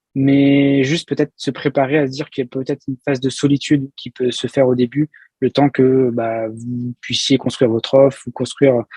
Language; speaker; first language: French; native; French